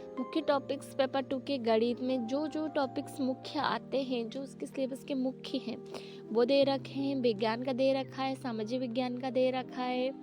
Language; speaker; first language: Hindi; native; Hindi